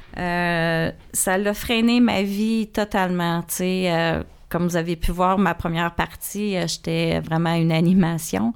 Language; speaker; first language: French; native; French